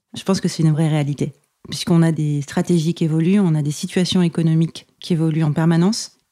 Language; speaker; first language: French; native; French